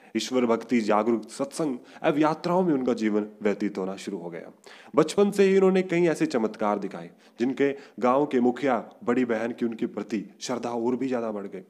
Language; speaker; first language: Hindi; non-native, local second language; Punjabi